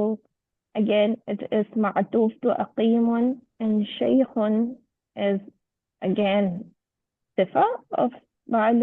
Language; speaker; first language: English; non-native, learner; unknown